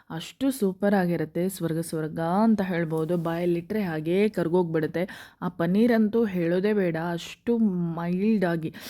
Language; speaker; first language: Kannada; non-native, local second language; Konkani